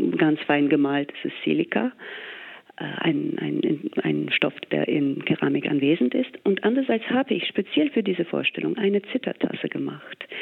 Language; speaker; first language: German; non-native, fluent; English